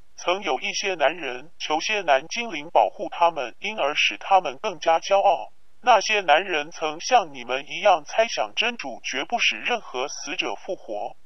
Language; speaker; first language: Chinese; non-native, local second language; Cantonese